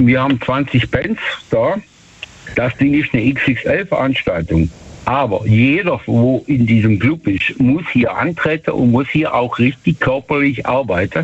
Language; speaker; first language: German; native; German